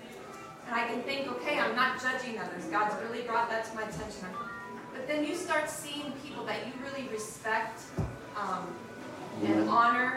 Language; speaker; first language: English; native; English